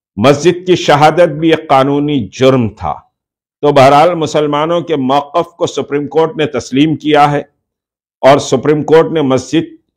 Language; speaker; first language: Hindi; non-native, local second language; Urdu